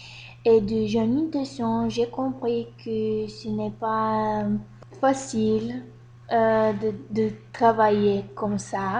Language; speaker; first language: French; non-native, learner; Bulgarian